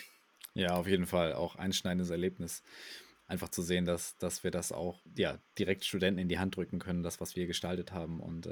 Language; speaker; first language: German; native; German